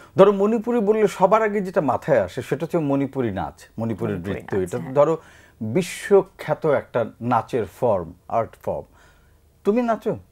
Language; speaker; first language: Bangla; native; Bangla